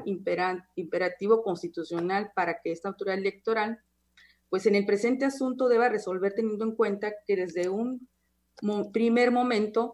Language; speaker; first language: Spanish; native; Spanish